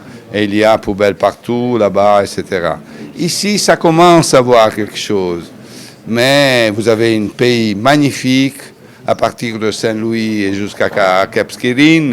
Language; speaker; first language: French; non-native, fluent; Italian